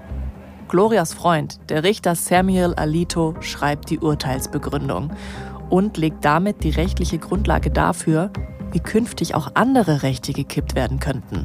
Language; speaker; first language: German; native; German